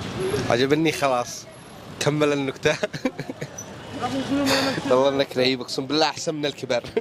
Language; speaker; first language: Arabic; native; Arabic